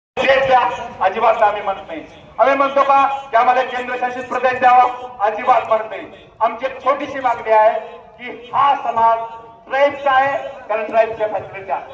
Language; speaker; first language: Marathi; non-native, local second language; Lambadi